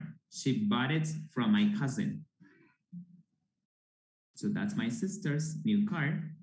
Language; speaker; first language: English; non-native, fluent; Spanish